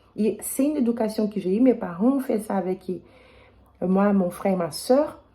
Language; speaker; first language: French; non-native, fluent; Portuguese